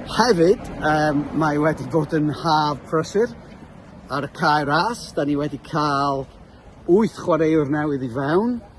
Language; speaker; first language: Welsh; native; Welsh